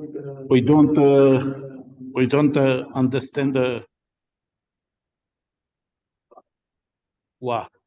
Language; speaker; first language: English; non-native, fluent; Romanian